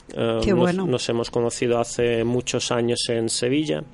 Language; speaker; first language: Spanish; non-native, fluent; Russian